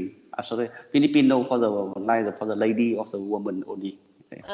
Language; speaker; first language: English; non-native, learner; Vietnamese